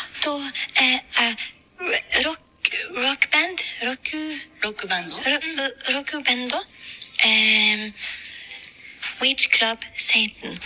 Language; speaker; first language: Japanese; non-native, learner; Norwegian